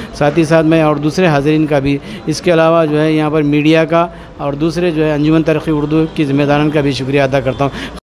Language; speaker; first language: Urdu; native; Urdu